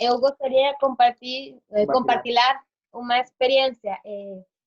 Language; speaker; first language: Portuguese; non-native, learner; Spanish